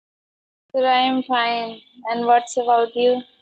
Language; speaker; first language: English; non-native, learner; Hindi